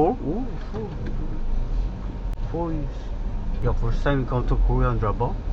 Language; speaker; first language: English; non-native, learner; Korean